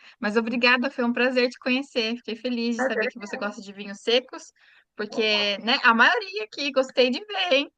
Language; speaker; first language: Portuguese; native; Portuguese